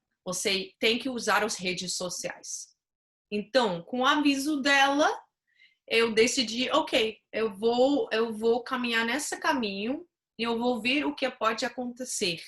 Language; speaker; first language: Portuguese; non-native, fluent; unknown